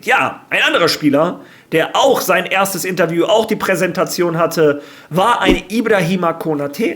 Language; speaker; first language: German; native; German